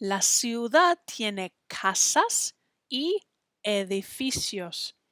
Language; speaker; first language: Spanish; non-native, fluent; English